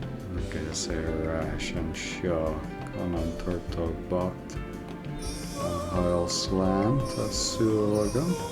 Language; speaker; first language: Irish; non-native, local second language; English